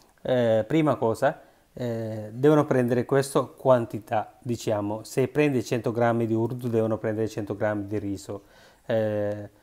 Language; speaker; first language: Italian; non-native, learner; Sinhala